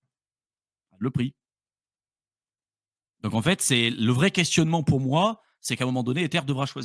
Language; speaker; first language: French; native; French